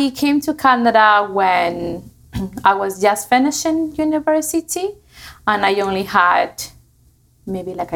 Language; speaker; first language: English; non-native, fluent; Spanish